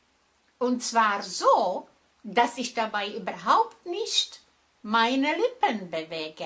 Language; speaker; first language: German; non-native, fluent; Czech